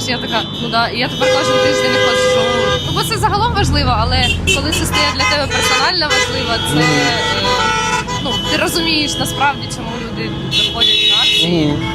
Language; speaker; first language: Ukrainian; native; Ukrainian